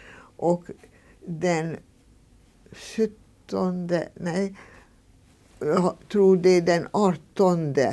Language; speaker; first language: Swedish; non-native, fluent; Hungarian